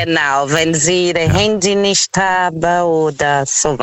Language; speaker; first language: German; non-native, fluent; Portuguese